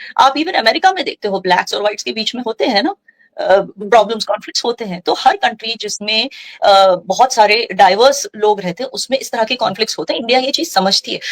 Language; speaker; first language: Hindi; non-native, local second language; Kashmiri